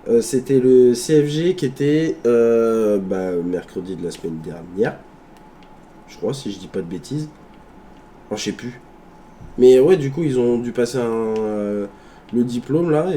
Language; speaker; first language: French; native; French